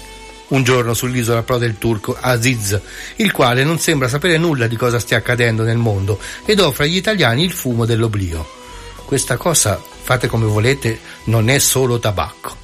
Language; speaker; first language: Italian; native; Italian